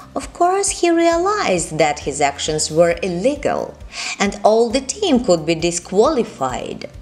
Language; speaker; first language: English; non-native, fluent; Russian